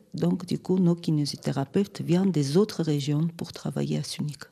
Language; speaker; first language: French; non-native, fluent; Armenian